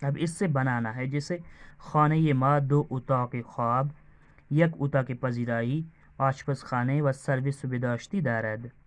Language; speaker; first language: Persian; non-native, fluent; Urdu